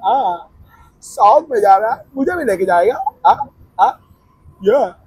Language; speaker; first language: Hindi; non-native, local second language; Marathi